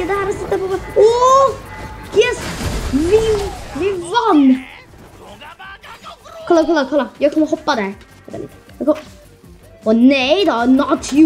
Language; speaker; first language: Swedish; non-native, learner; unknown